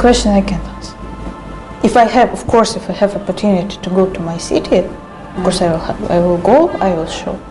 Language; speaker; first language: English; non-native, learner; Russian